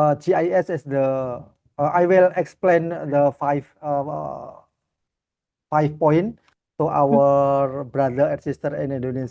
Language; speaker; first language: English; non-native, learner; Indonesian